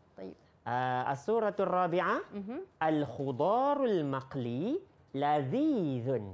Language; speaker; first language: Arabic; non-native, fluent; Malay